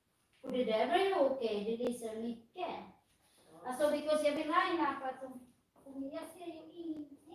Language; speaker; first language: Swedish; non-native, fluent; Filipino